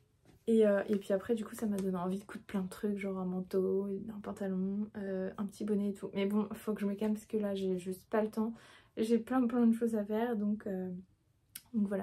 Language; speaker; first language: French; native; French